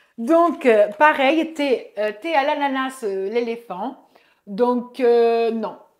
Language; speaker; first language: French; early bilingual, other home language; Portuguese